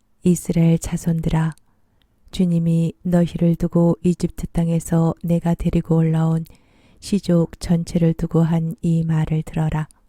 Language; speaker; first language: Korean; native; Korean